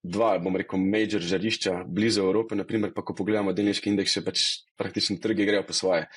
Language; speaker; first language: Slovenian; native; Slovenian